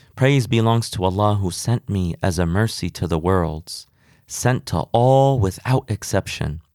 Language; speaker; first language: English; native; English